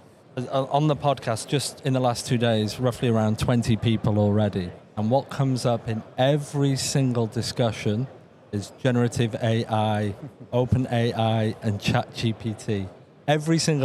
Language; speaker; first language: English; native; English